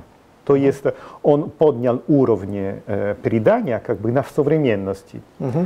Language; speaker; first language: Russian; non-native, fluent; Italian